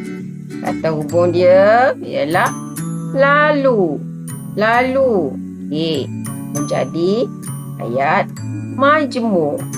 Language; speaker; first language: Malay; native; Malay